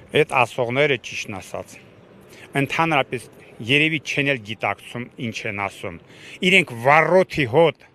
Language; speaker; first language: Armenian; native; Armenian